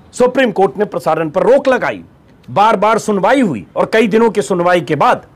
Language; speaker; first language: Hindi; native; Hindi